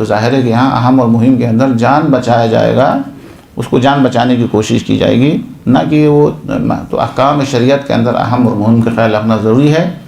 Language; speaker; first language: Urdu; non-native, local second language; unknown